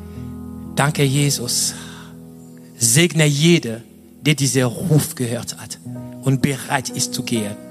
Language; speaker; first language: German; non-native, fluent; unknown